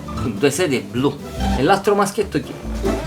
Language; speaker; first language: Italian; native; Italian